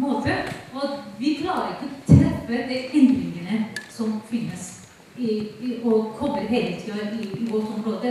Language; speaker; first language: Norwegian; non-native, fluent; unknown